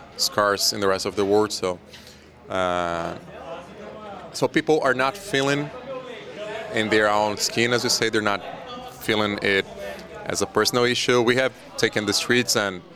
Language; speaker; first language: English; non-native, fluent; Portuguese